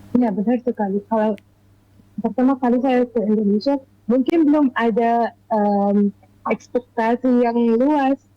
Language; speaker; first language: Indonesian; non-native, fluent; Arabic